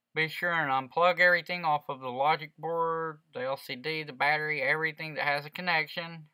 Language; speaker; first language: English; early bilingual, other home language; Spanish